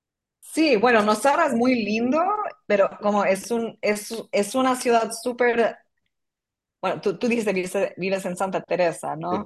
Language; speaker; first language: Spanish; non-native, fluent; English